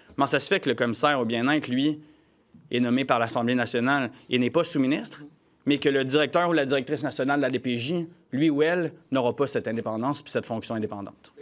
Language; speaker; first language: French; native; French